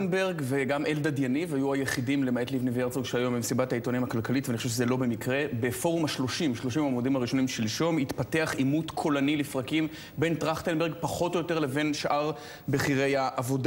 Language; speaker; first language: Hebrew; native; Hebrew